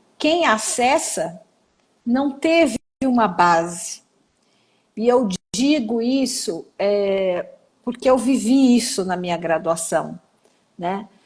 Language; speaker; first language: Portuguese; native; Portuguese